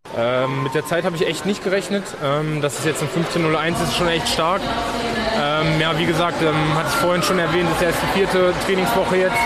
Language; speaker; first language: German; native; German